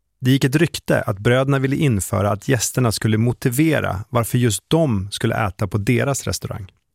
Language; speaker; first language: Swedish; native; Swedish